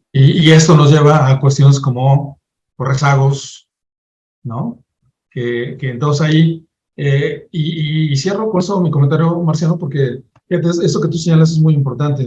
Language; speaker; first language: Spanish; native; Spanish